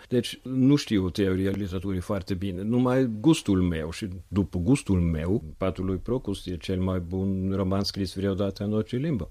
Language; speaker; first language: Romanian; non-native, fluent; Norwegian